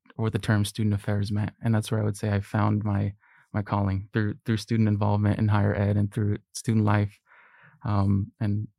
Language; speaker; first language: English; early bilingual, other home language; Spanish